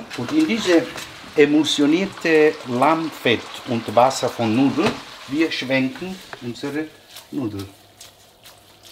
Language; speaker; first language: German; non-native, learner; Italian